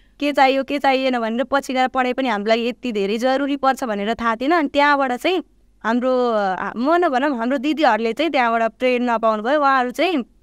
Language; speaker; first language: Nepali; non-native, local second language; Bhojpuri